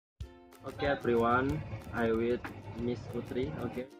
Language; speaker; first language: English; non-native, learner; Indonesian